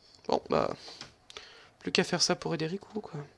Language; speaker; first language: French; native; French